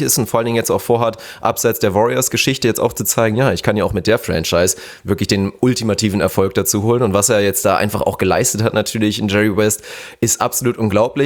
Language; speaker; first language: German; native; German